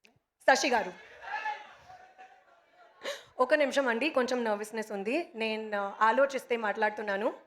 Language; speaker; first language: Telugu; non-native, learner; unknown